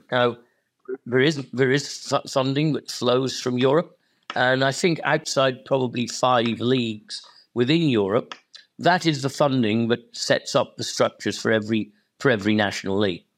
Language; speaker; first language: English; native; English